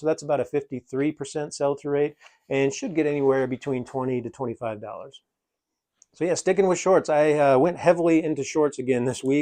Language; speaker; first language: English; native; English